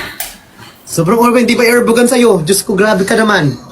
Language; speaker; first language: Filipino; native; Filipino